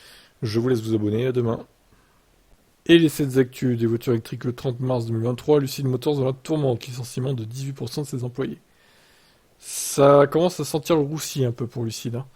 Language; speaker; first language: French; native; French